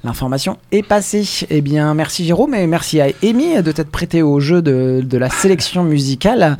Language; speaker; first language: French; native; French